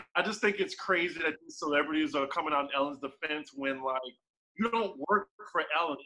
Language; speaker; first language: English; native; English